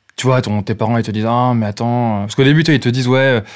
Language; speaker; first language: French; native; French